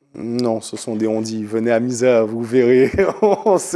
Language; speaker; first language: French; native; French